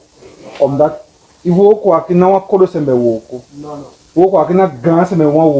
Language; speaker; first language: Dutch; non-native, local second language; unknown